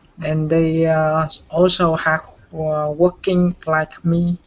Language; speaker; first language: English; non-native, learner; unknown